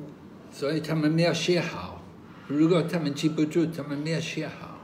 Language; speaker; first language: Chinese; non-native, learner; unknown